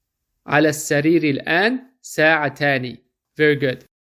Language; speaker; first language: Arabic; non-native, fluent; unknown